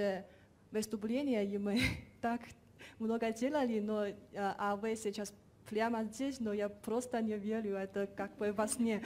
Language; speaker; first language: Russian; non-native, fluent; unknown